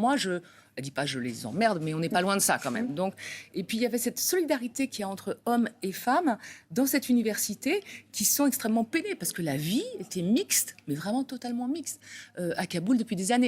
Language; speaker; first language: French; native; French